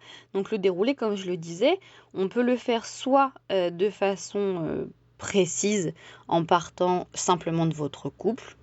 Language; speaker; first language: French; native; French